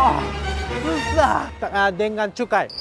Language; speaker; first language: Indonesian; non-native, learner; Japanese